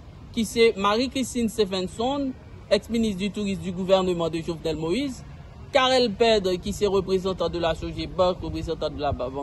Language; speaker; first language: French; non-native, local second language; Haitian Creole